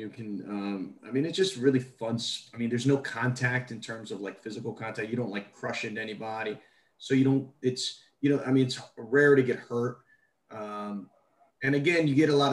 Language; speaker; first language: English; native; English